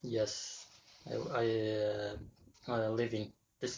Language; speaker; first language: English; non-native, learner; Persian